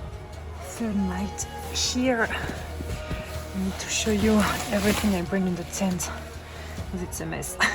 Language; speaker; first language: English; non-native, fluent; French